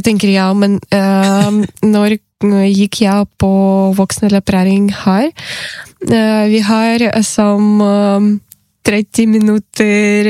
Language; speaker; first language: Norwegian; non-native, learner; Ukrainian